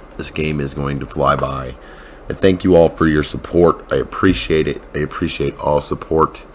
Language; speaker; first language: English; native; English